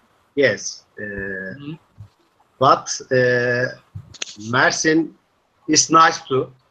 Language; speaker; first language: English; non-native, learner; Turkish